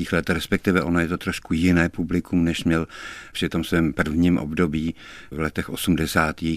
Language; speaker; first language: Czech; native; Czech